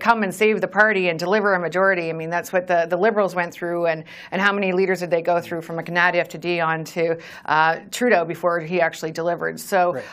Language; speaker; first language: English; native; English